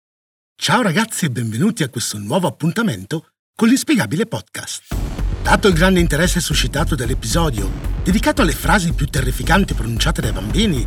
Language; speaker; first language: Italian; native; Italian